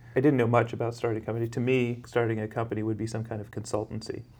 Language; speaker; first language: English; native; English